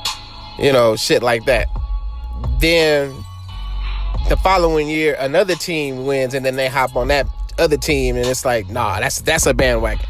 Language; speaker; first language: English; native; English